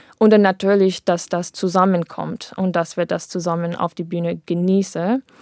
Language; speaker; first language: German; non-native, fluent; English